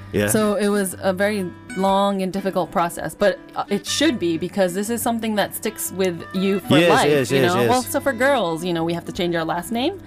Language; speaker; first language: English; native; English